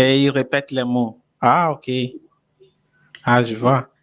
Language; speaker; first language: French; non-native, fluent; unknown